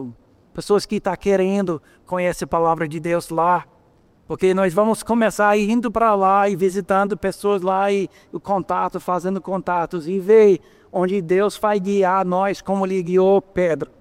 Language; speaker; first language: Portuguese; non-native, fluent; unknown